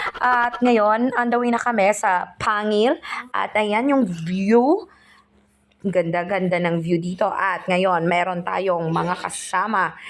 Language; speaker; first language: Filipino; native; Filipino